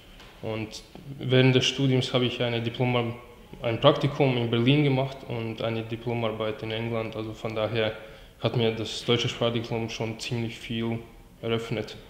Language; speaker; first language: German; non-native, fluent; Latvian